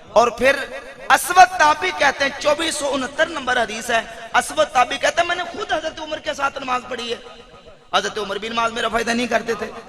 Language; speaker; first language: Urdu; non-native, local second language; Punjabi